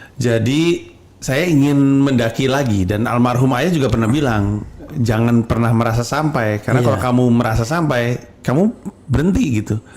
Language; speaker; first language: Indonesian; native; Indonesian